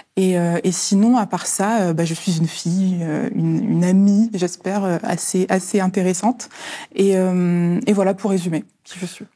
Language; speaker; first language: French; early bilingual, other home language; Lingala